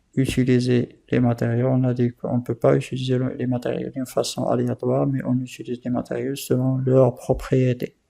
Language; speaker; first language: French; non-native, local second language; Arabic